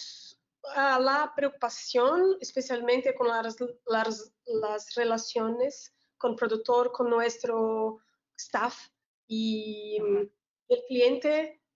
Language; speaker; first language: Spanish; non-native, learner; Portuguese